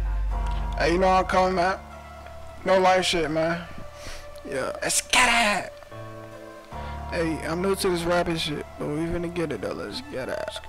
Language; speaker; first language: English; native; English